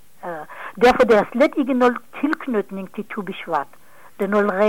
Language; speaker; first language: Danish; non-native, fluent; Hebrew